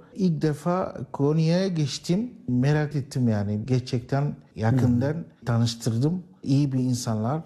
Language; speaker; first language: Turkish; non-native, learner; Arabic